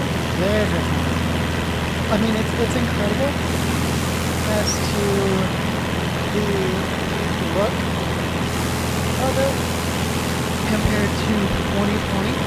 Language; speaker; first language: English; native; English